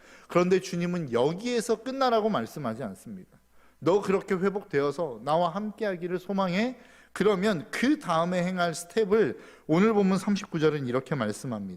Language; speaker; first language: Korean; native; Korean